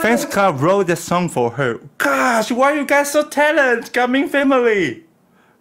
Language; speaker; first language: English; non-native, learner; Thai